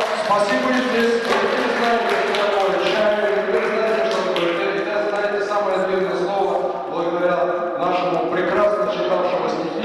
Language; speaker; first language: Russian; native; Russian